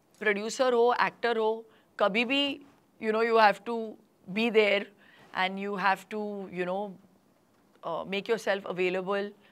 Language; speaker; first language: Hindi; non-native, local second language; Tulu